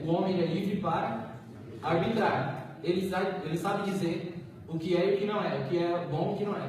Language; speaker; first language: Portuguese; native; Portuguese